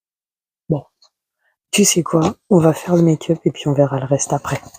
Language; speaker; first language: French; native; French